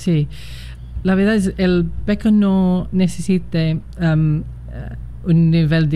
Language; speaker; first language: Spanish; non-native, learner; English